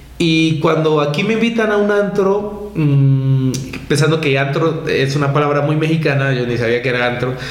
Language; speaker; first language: Spanish; native; Spanish